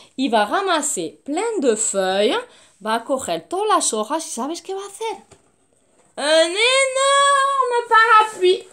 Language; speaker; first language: French; native; French